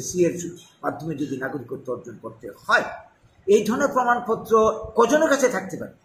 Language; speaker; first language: Bangla; native; Bangla